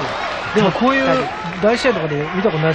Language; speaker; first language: Japanese; native; Japanese